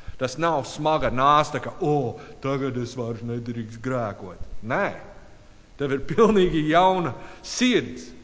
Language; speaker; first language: Latvian; non-native, learner; English